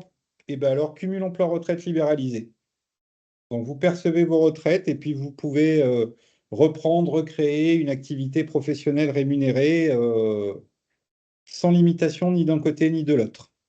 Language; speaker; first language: French; native; French